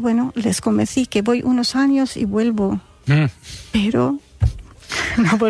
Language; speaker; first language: Spanish; non-native, fluent; Arabic